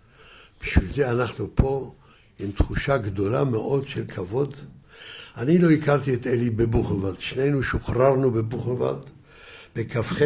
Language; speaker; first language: Hebrew; early bilingual, other home language; Yiddish